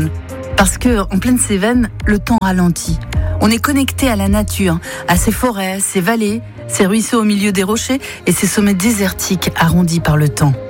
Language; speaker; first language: French; native; French